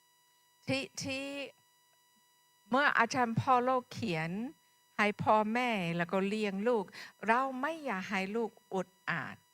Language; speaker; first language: Thai; non-native, fluent; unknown